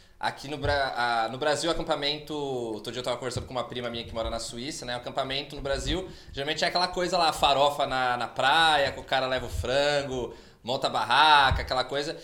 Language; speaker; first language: Portuguese; native; Portuguese